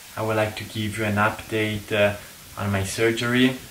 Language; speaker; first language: English; non-native, fluent; Italian